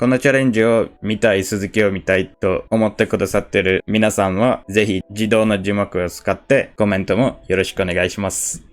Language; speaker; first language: Japanese; non-native, fluent; Turkish